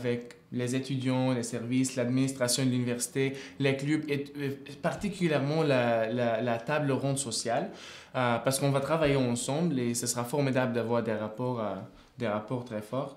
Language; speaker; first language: French; non-native, fluent; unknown